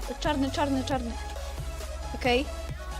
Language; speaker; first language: Polish; native; Polish